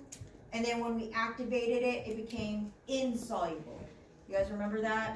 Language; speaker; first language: English; native; English